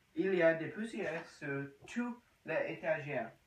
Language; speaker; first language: French; non-native, learner; English